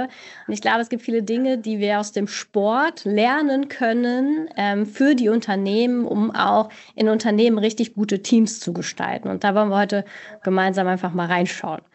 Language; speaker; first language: German; native; German